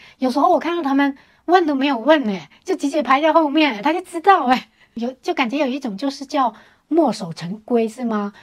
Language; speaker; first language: Chinese; native; Chinese